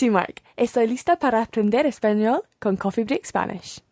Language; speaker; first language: Spanish; non-native, learner; English